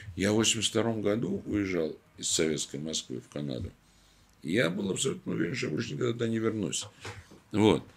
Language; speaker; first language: Russian; native; Russian